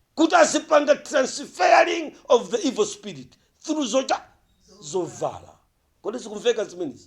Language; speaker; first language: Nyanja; native; Nyanja